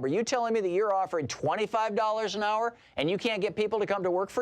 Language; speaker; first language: English; native; English